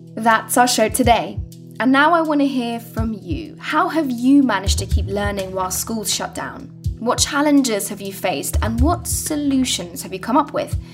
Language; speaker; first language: English; native; English